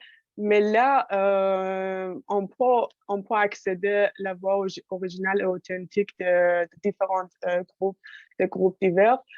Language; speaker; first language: French; non-native, fluent; Persian